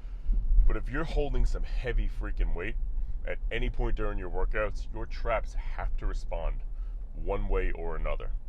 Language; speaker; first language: English; native; English